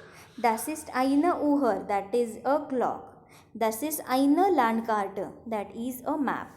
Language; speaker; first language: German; non-native, fluent; Marathi